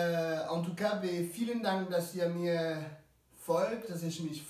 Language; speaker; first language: German; non-native, fluent; French